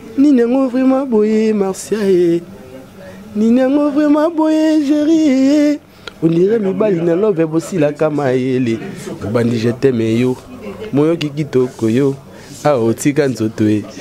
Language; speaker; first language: Lingala; native; Lingala